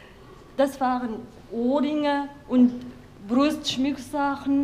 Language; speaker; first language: German; non-native, learner; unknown